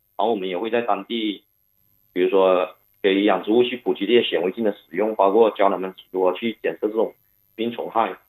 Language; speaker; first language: Chinese; non-native, local second language; Cantonese